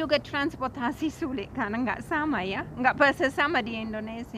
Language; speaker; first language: Indonesian; non-native, fluent; English